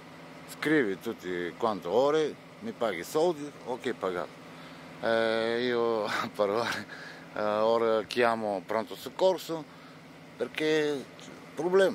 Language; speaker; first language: Italian; non-native, learner; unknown